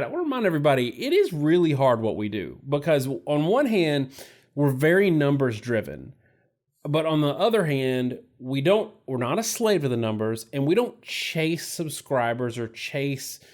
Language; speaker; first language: English; native; English